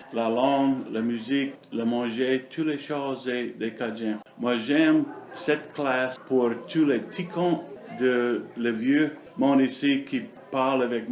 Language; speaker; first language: French; non-native, learner; English